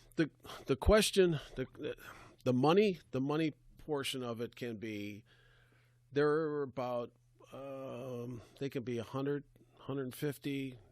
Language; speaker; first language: English; native; English